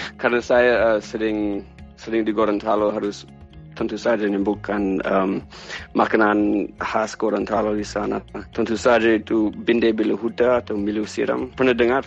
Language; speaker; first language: Indonesian; non-native, fluent; English